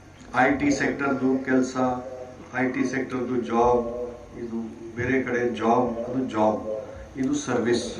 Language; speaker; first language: Kannada; non-native, fluent; Hindi